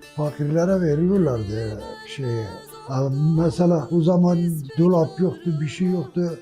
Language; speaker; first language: Turkish; non-native, local second language; Kurdish